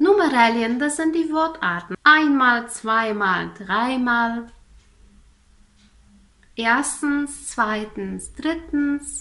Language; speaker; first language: German; non-native, fluent; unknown